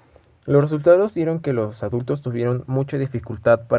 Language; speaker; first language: Spanish; native; Spanish